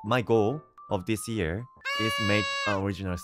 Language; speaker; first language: English; non-native, learner; Korean